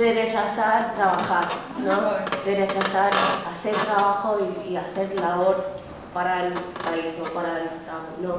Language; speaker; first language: Spanish; non-native, fluent; English